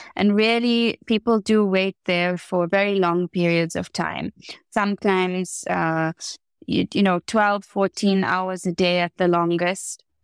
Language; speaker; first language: English; native; English